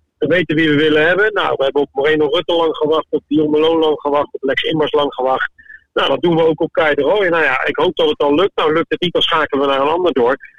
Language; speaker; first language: Dutch; native; Dutch